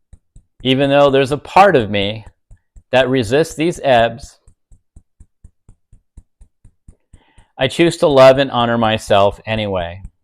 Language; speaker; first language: English; native; English